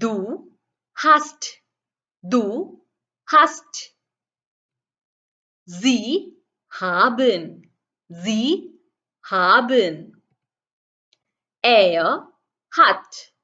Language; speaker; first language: German; non-native, fluent; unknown